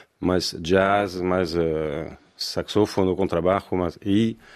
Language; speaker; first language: Spanish; non-native, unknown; French